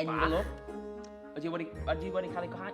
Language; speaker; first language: Welsh; native; Welsh